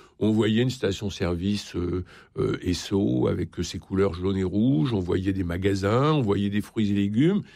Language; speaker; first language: French; native; French